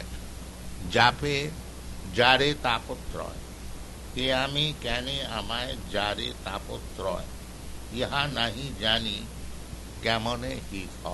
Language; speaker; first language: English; non-native, local second language; Bangla